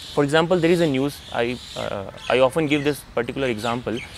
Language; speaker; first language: Hindi; native; Hindi